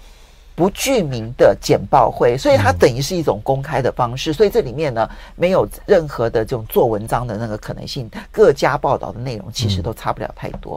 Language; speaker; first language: Chinese; native; Chinese